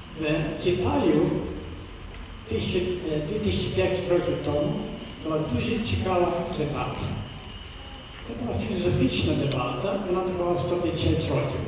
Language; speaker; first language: Polish; non-native, learner; Ukrainian